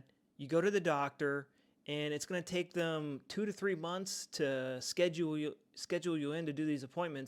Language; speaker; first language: English; native; English